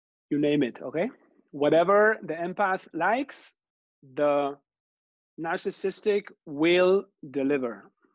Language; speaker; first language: English; non-native, fluent; Spanish